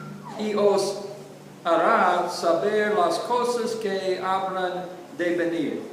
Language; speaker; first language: Spanish; non-native, learner; English